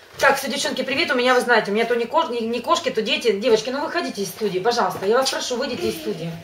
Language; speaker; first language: Russian; native; Russian